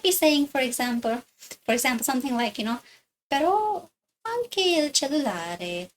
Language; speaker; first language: Italian; non-native, learner; English